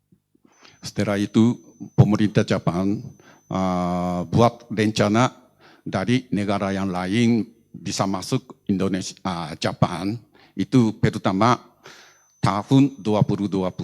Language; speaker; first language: Indonesian; non-native, learner; Japanese